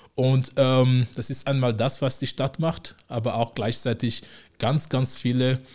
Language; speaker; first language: German; non-native, fluent; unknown